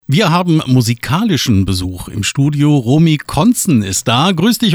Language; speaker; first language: German; native; German